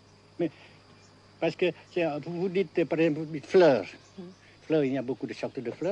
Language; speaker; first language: French; non-native, fluent; Vietnamese